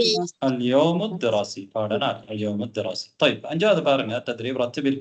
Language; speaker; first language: Arabic; non-native, fluent; Tamil